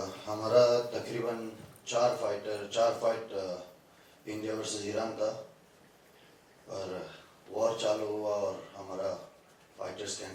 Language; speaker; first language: Hindi; non-native, fluent; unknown